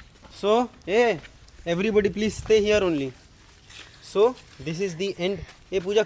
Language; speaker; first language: English; non-native, learner; Hindi